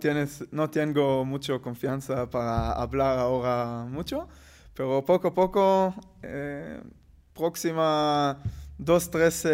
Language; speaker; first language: Spanish; non-native, learner; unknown